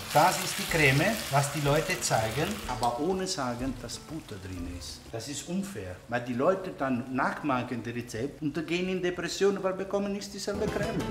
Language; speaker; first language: German; non-native, fluent; Italian